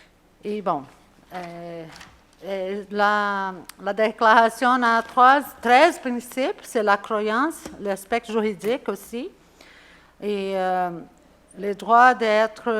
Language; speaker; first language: French; non-native, fluent; Spanish